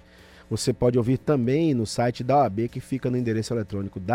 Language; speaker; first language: Portuguese; native; Portuguese